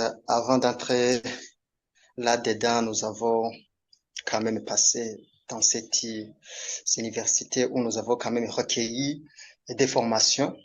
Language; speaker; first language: French; non-native, local second language; Rundi